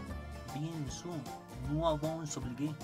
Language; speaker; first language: French; non-native, learner; Spanish